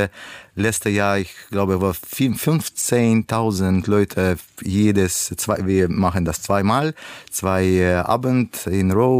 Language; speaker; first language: German; non-native, learner; Russian